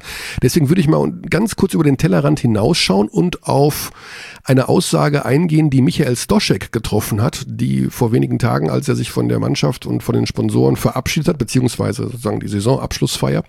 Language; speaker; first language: German; native; German